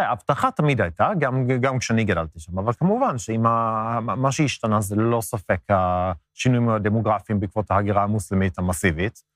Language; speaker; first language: Hebrew; non-native, fluent; Swedish